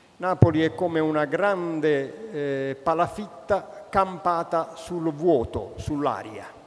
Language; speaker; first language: Italian; native; Italian